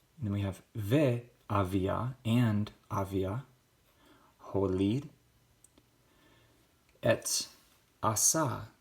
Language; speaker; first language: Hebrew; non-native, learner; English